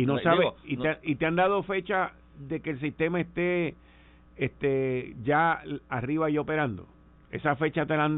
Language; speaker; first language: Spanish; native; Spanish